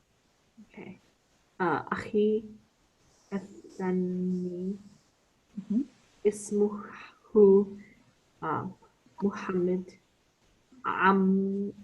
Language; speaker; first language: Arabic; non-native, learner; English